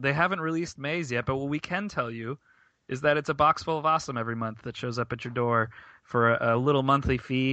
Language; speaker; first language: English; native; English